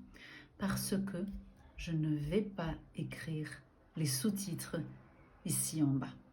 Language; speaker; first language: French; non-native, fluent; Portuguese